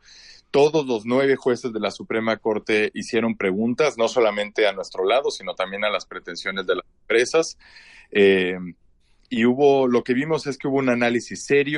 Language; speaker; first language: Spanish; native; Spanish